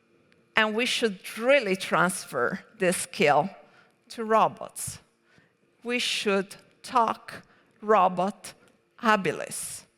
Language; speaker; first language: English; non-native, fluent; Italian